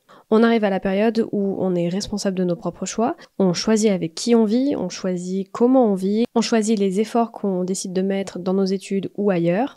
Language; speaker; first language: French; native; French